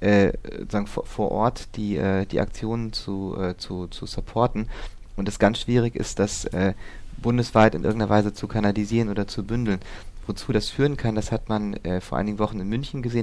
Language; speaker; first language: German; native; German